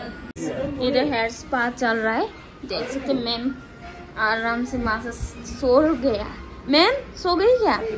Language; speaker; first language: Hindi; non-native, local second language; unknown